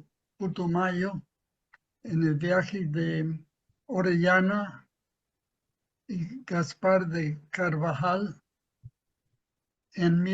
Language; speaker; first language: Spanish; non-native, fluent; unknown